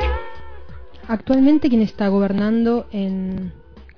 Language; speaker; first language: Spanish; native; Spanish